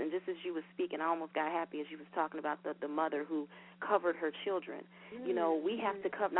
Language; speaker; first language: English; native; English